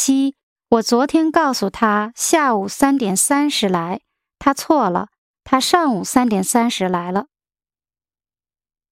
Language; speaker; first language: Chinese; non-native, learner; English